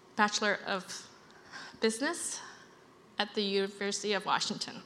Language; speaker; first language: English; early bilingual, other home language; Khmer